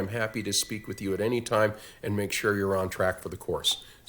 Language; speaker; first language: English; native; English